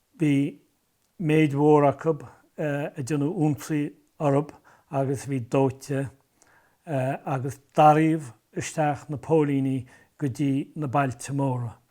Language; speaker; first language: Irish; native; Irish